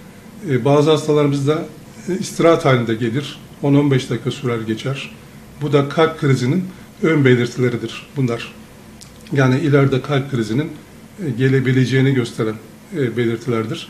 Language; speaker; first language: Turkish; native; Turkish